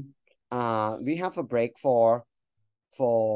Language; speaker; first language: English; non-native, fluent; Thai